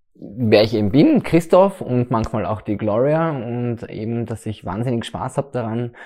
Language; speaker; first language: German; native; German